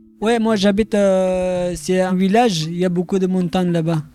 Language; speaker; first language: French; non-native, learner; Pashto